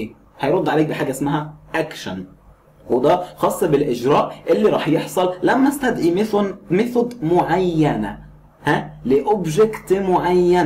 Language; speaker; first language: Arabic; native; Arabic